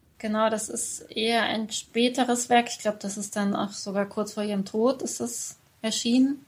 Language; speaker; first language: German; early bilingual, other home language; Persian